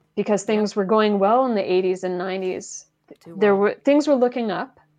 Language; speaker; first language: English; non-native, fluent; French